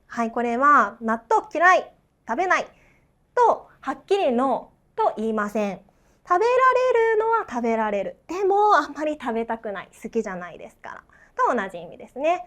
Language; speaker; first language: Japanese; non-native, fluent; Chinese